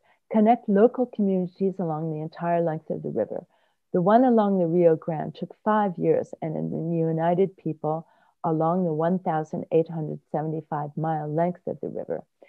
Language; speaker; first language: English; native; English